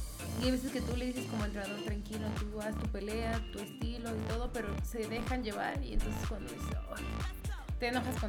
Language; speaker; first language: Spanish; native; Spanish